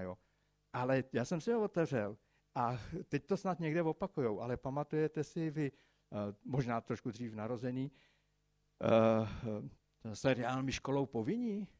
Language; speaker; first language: Czech; native; Czech